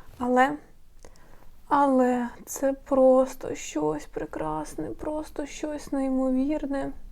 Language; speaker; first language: Ukrainian; non-native, local second language; Russian